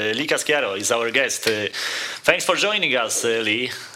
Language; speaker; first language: English; non-native, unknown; Polish